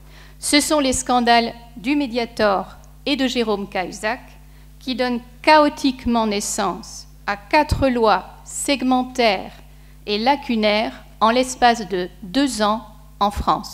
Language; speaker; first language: French; native; French